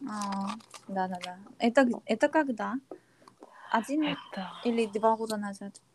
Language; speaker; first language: Russian; non-native, learner; Korean